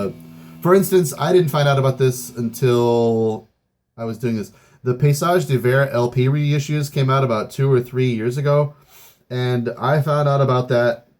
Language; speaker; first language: English; native; English